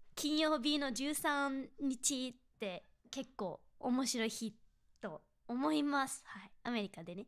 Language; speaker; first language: Japanese; non-native, fluent; English